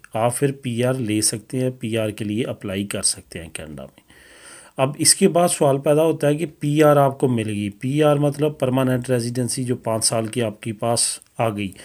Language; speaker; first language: Hindi; non-native, local second language; Punjabi